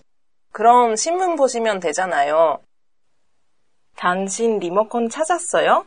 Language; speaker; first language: Korean; non-native, learner; Japanese